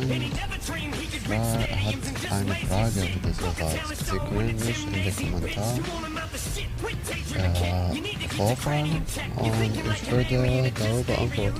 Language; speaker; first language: German; non-native, learner; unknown